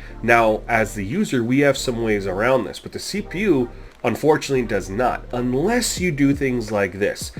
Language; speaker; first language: English; native; English